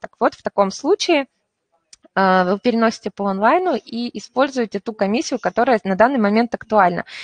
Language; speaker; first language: Russian; native; Russian